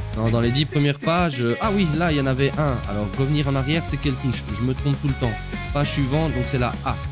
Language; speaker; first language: French; native; French